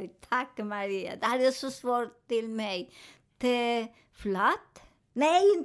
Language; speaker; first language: Swedish; non-native, learner; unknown